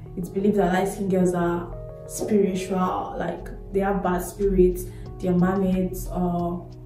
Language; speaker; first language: English; non-native, local second language; Yoruba